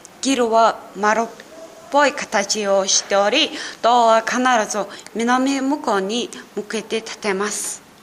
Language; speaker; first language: Japanese; non-native, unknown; Mongolian